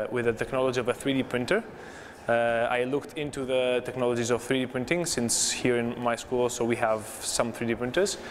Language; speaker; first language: English; non-native, fluent; Greek